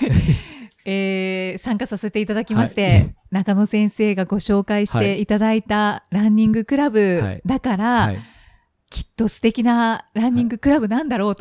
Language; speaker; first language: Japanese; native; Japanese